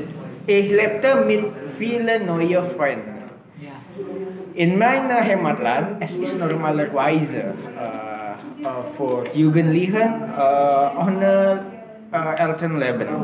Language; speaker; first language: German; non-native, learner; Indonesian